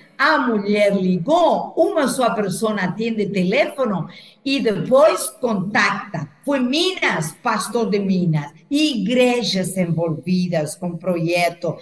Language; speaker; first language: Portuguese; non-native, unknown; Spanish